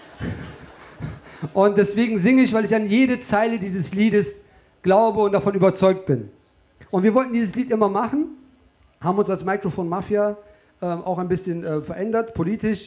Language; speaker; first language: German; early bilingual, other home language; Turkish